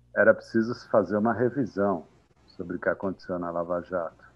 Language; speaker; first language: Portuguese; non-native, fluent; Arabic